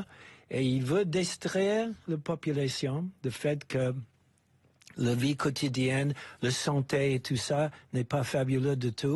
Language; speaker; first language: French; non-native, fluent; English